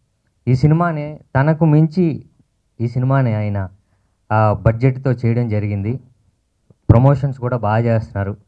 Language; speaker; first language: Telugu; native; Telugu